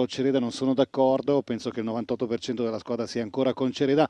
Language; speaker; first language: Italian; native; Italian